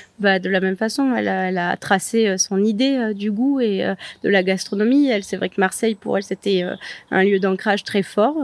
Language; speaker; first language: French; native; French